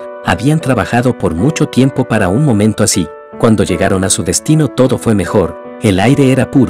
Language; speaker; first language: Spanish; native; Spanish